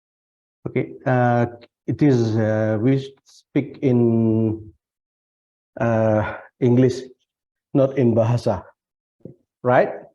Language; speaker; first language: English; non-native, fluent; Indonesian